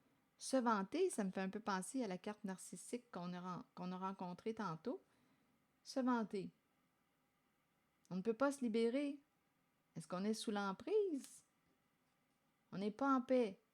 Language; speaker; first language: French; native; French